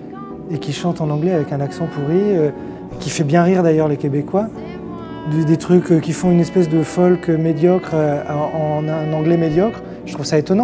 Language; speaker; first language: French; native; French